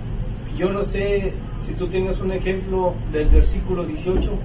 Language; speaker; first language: Spanish; native; Spanish